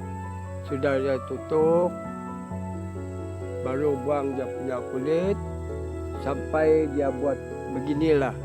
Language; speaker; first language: Indonesian; non-native, local second language; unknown